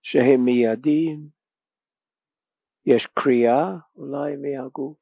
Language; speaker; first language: Hebrew; non-native, fluent; English